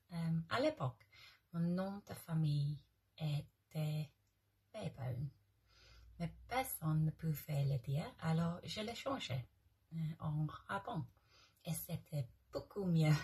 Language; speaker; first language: French; non-native, fluent; English